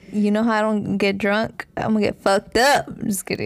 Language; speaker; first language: English; early bilingual, other home language; Spanish